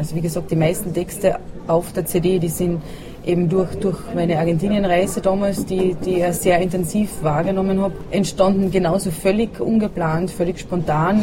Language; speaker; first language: German; native; German